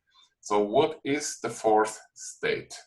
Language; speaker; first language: English; non-native, fluent; German